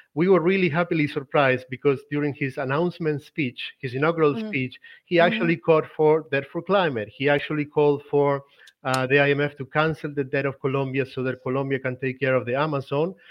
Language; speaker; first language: English; non-native, fluent; Spanish